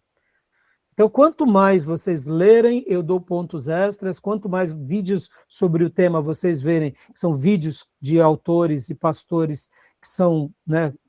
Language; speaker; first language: Portuguese; native; Portuguese